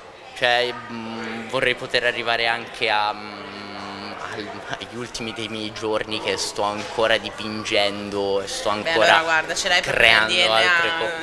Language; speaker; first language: Italian; native; Italian